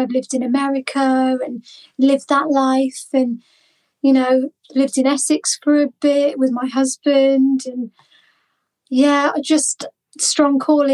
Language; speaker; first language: English; native; English